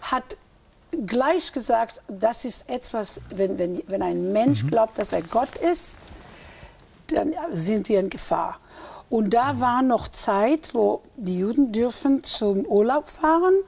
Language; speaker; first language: German; early bilingual, heritage; German